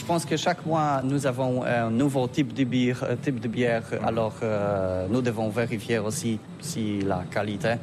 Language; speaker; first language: French; non-native, learner; Polish